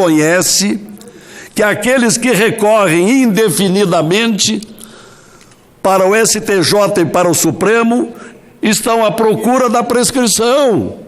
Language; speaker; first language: Portuguese; native; Portuguese